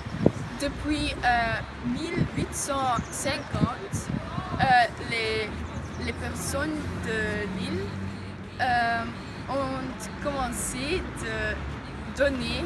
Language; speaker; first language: French; non-native, learner; Dutch